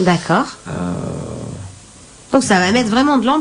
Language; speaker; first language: French; native; French